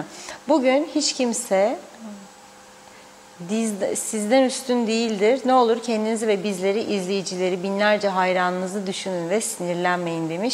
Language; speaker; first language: Turkish; native; Turkish